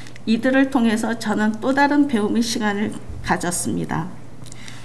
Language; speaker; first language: Korean; native; Korean